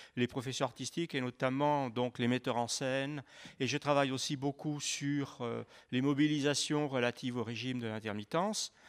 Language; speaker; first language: French; native; French